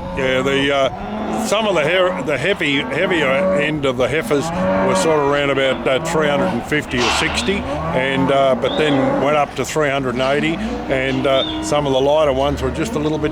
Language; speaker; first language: English; native; English